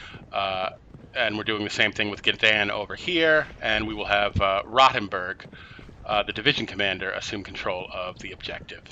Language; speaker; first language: English; native; English